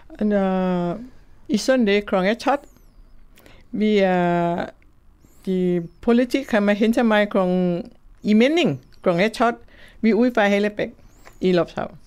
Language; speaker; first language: Danish; non-native, learner; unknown